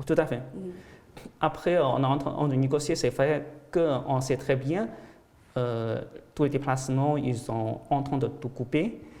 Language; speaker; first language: French; non-native, fluent; Chinese